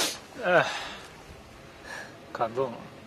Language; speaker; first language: Chinese; non-native, fluent; Japanese